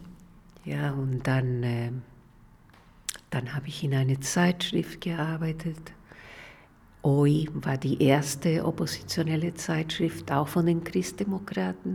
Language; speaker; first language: German; non-native, fluent; Spanish